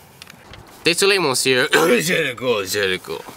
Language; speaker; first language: French; non-native, learner; English